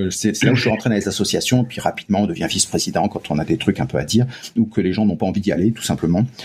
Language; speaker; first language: French; native; French